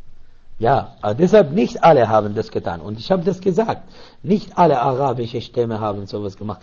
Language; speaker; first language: German; non-native, learner; Arabic